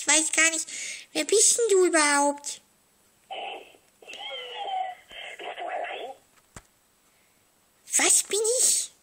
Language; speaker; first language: German; native; German